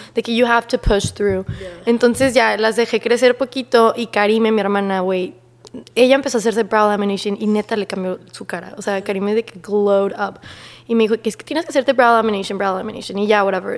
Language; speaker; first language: Spanish; native; Spanish